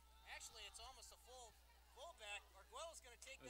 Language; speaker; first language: English; native; English